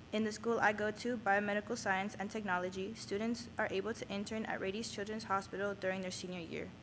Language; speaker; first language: English; non-native, fluent; Spanish